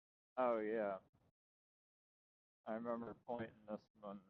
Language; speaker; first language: English; native; English